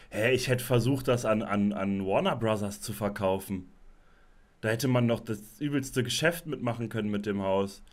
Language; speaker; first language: German; native; German